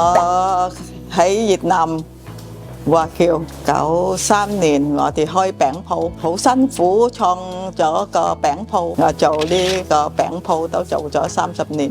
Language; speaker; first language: Cantonese; early bilingual, heritage; Cantonese